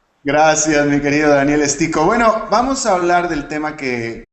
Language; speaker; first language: Spanish; native; Spanish